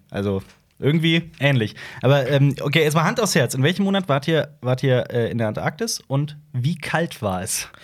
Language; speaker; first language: German; early bilingual, other home language; Turkish